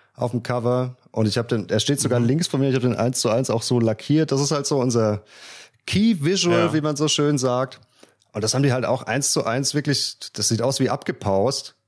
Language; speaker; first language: German; native; German